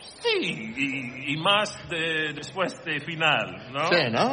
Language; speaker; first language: Spanish; non-native, learner; English